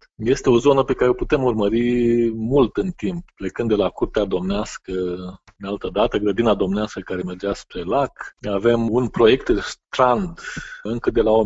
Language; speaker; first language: Romanian; native; Romanian